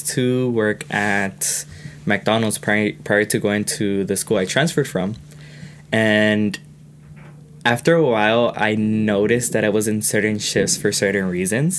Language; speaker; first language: English; early bilingual, other home language; Spanish